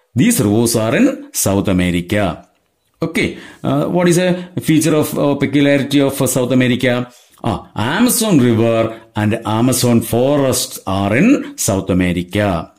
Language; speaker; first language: English; non-native, local second language; Malayalam